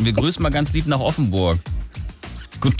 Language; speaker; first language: German; native; German